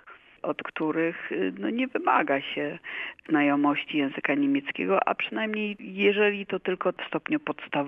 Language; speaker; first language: Polish; native; Polish